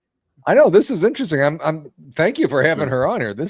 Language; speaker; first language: English; native; English